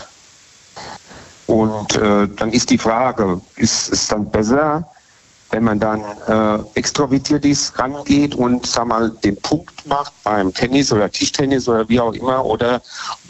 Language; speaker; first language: German; native; German